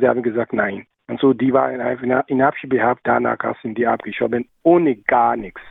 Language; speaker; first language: German; non-native, learner; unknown